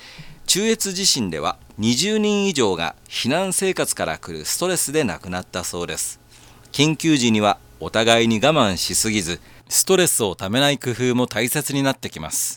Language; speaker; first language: Japanese; native; Japanese